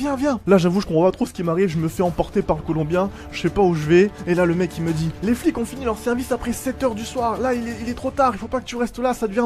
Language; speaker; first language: French; native; French